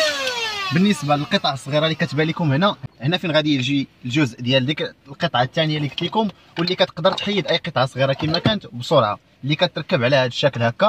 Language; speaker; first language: Arabic; native; Arabic